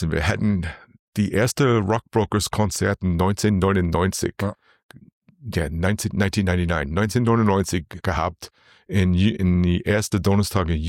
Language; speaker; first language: German; non-native, learner; English